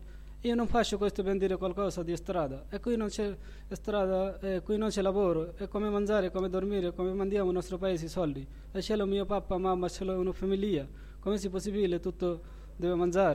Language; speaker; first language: Italian; non-native, learner; Bangla